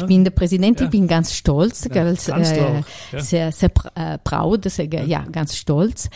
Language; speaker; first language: German; non-native, fluent; Italian